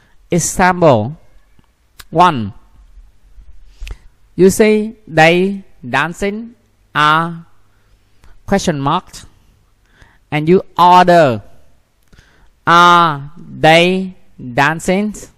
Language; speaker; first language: English; non-native, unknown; Vietnamese